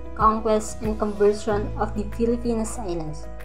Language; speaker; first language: English; non-native, local second language; Filipino